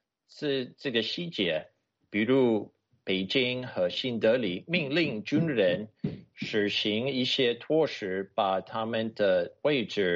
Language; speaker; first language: Chinese; non-native, fluent; English